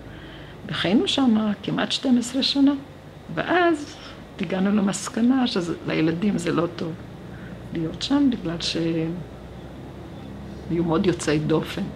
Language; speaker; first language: Hebrew; early bilingual, other home language; Romanian